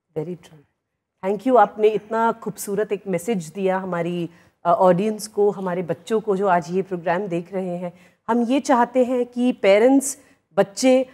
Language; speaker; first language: Hindi; native; Hindi